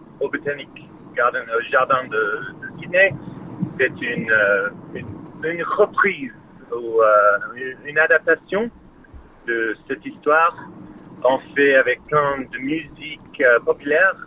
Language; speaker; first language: French; non-native, learner; English